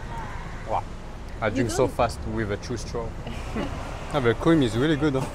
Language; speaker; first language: English; non-native, fluent; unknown